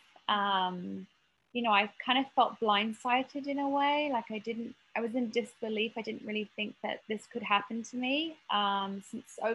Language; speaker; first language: English; native; English